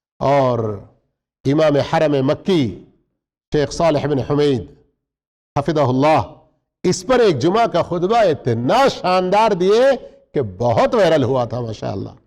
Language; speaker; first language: Urdu; native; Urdu